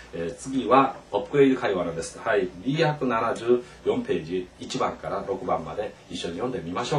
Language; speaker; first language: Japanese; non-native, fluent; Korean